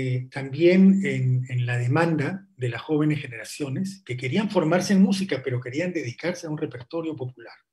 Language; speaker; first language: Spanish; native; Spanish